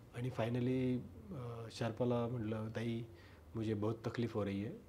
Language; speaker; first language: Hindi; non-native, local second language; Marathi